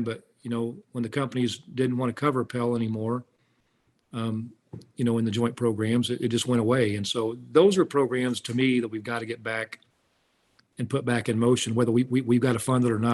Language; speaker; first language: English; native; English